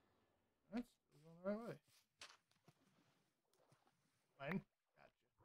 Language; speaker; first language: English; native; English